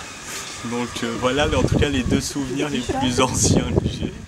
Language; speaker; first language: French; native; French